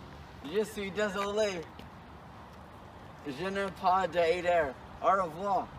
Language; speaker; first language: French; non-native, learner; English